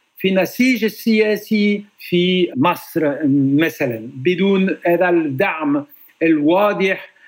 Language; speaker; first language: Arabic; non-native, fluent; French